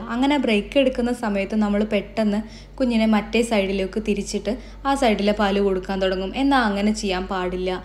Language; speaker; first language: Malayalam; native; Malayalam